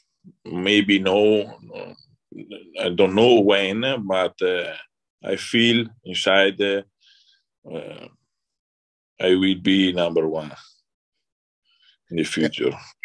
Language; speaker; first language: English; non-native, learner; Italian